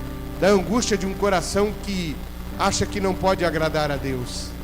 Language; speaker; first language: Portuguese; native; Portuguese